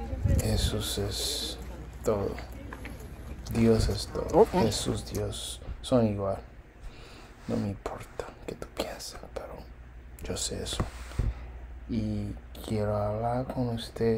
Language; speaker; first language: Spanish; early bilingual, heritage; English